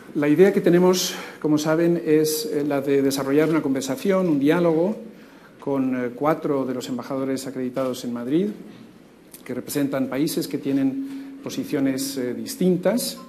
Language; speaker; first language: Spanish; native; Spanish